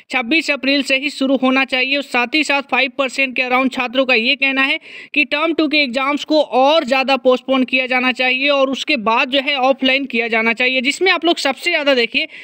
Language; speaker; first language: Hindi; native; Hindi